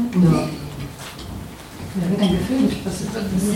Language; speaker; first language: German; non-native, learner; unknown